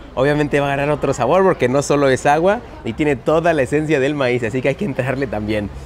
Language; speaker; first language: Spanish; native; Spanish